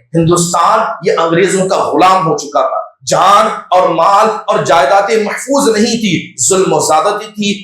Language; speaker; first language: Urdu; native; Urdu